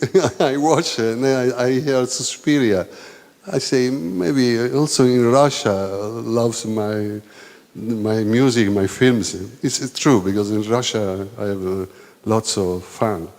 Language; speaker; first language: English; non-native, learner; Italian